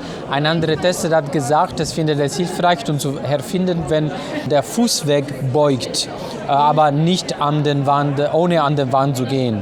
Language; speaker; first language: German; non-native, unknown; Italian